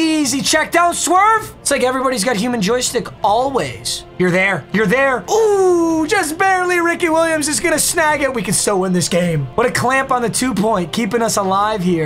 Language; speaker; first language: English; native; English